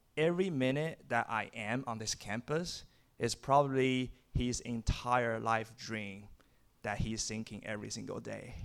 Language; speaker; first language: English; non-native, fluent; Chinese